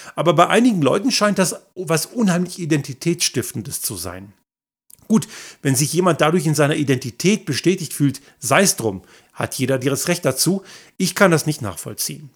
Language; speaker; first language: German; native; German